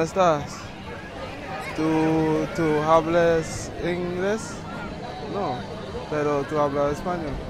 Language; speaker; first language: Spanish; non-native, learner; English